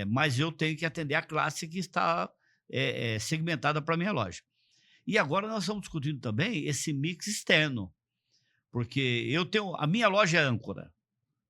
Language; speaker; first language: Portuguese; native; Portuguese